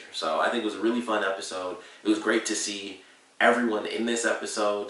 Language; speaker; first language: English; native; English